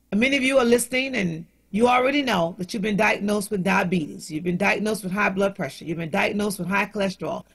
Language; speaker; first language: English; native; English